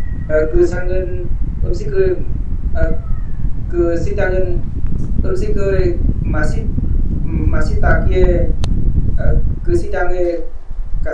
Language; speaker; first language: Korean; non-native, learner; Vietnamese